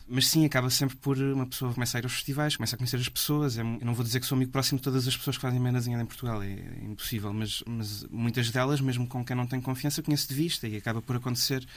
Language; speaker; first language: Portuguese; native; Portuguese